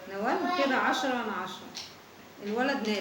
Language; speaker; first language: Egyptian Arabic; native; Egyptian Arabic